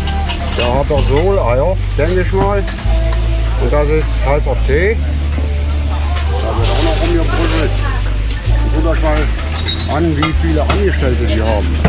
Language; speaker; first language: German; native; German